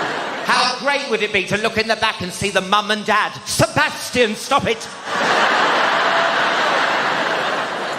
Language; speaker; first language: English; native; English